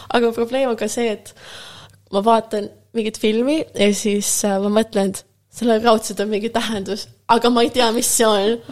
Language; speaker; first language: Estonian; non-native, local second language; Russian